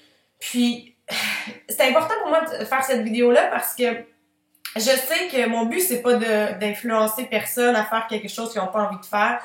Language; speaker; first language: French; native; French